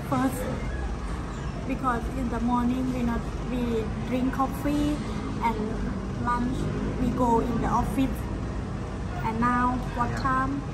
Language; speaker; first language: English; non-native, learner; Thai